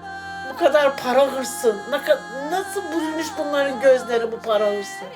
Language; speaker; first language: Turkish; native; Turkish